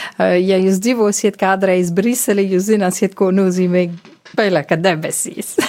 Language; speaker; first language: Latvian; non-native, fluent; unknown